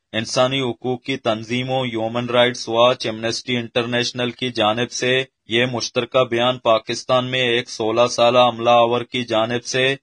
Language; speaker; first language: Urdu; non-native, local second language; Baluchi